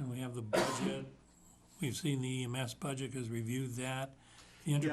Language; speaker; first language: English; native; English